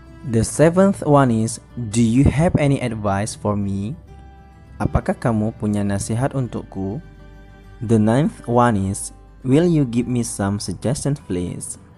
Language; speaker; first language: English; non-native, fluent; Indonesian